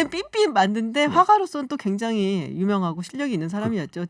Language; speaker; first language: Korean; native; Korean